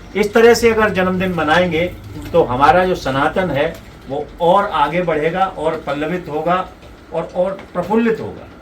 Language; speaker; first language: Hindi; native; Hindi